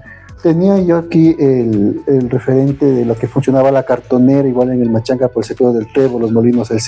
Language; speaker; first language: Spanish; native; Spanish